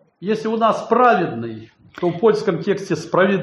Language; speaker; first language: Polish; non-native, learner; Russian